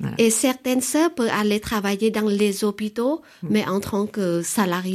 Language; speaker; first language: French; non-native, fluent; Vietnamese